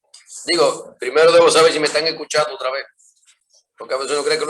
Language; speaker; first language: Spanish; native; Spanish